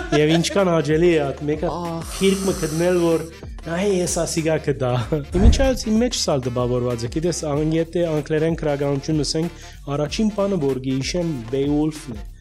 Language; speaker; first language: Armenian; early bilingual, heritage; Armenian